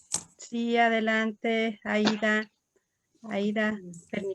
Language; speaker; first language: Spanish; native; Spanish